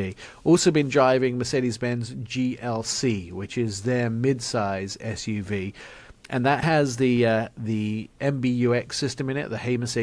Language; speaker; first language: English; native; English